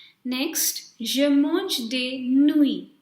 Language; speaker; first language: French; non-native, fluent; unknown